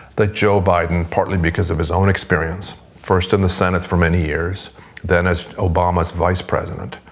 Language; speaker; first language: English; non-native, fluent; Swedish